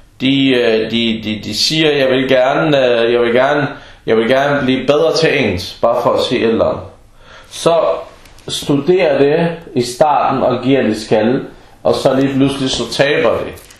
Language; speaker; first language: Danish; early bilingual, other home language; Arabic